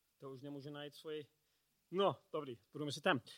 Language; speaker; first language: Czech; non-native, learner; English